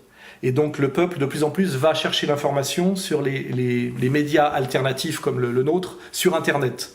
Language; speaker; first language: French; native; French